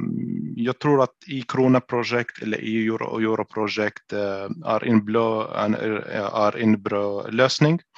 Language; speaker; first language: Swedish; non-native, fluent; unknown